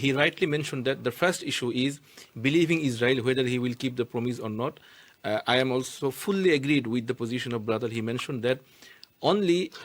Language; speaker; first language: English; non-native, local second language; Bangla